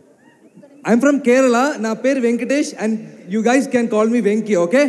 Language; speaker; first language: Telugu; non-native, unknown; Malayalam